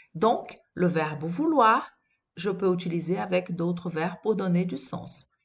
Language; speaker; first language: French; non-native, fluent; Portuguese